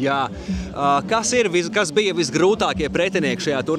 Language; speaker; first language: Latvian; native; Latvian